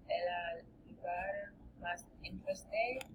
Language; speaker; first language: Spanish; non-native, learner; English